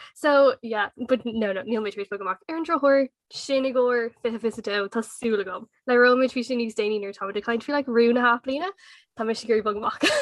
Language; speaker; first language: Irish; non-native, local second language; English